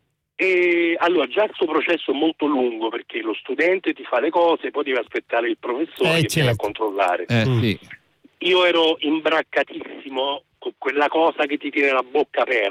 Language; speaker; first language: Italian; native; Italian